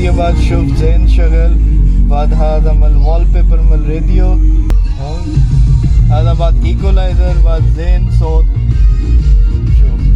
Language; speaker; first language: Arabic; non-native, learner; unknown